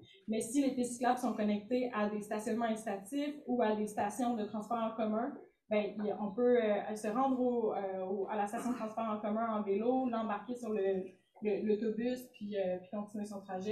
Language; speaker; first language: French; native; French